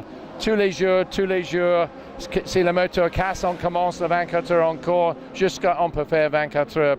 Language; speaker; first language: French; non-native, fluent; English